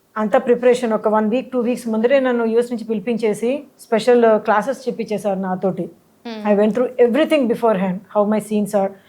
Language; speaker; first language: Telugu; early bilingual, heritage; Telugu